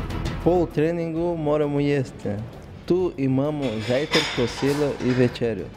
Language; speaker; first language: Slovenian; non-native, learner; Portuguese